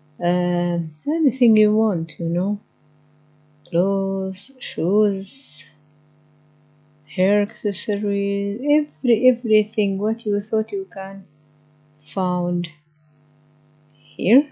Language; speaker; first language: English; non-native, learner; Arabic